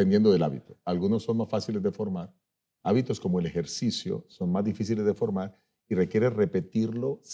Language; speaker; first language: Spanish; native; Spanish